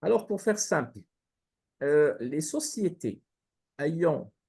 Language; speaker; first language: French; non-native, local second language; Arabic